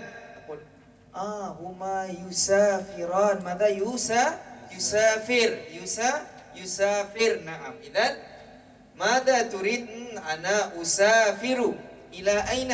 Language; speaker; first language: Arabic; non-native, fluent; Malay